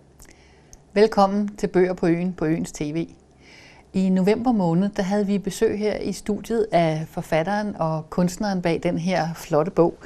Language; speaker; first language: Danish; native; Danish